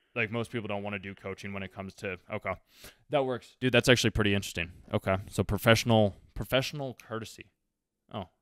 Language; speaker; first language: English; native; English